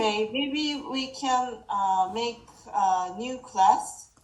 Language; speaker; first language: English; non-native, fluent; Japanese